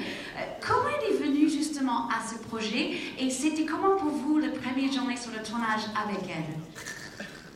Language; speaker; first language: French; native; French